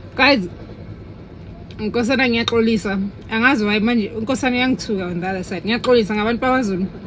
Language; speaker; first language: Zulu; non-native, local second language; Southern Sotho